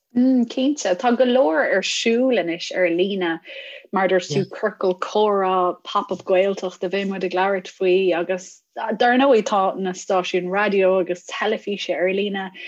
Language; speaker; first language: Irish; non-native, local second language; English